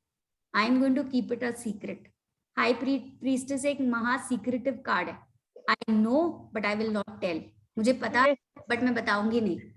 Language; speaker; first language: Hindi; native; Hindi